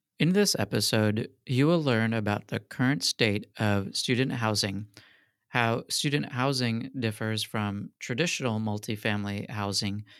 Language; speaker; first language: English; native; English